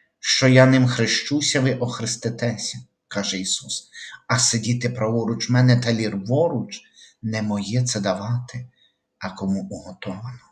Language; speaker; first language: Ukrainian; native; Ukrainian